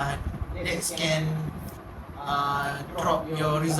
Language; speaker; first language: English; non-native, learner; Malay